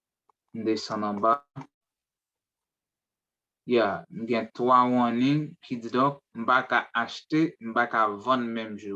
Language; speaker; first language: French; non-native, learner; Haitian Creole